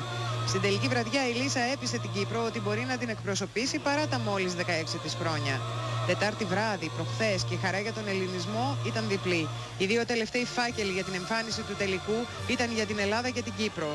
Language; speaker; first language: Greek; native; Greek